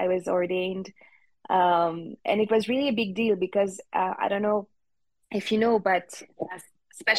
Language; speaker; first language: English; non-native, fluent; French